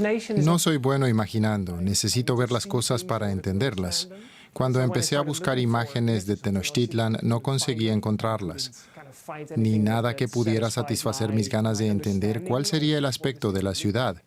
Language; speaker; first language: Spanish; native; Spanish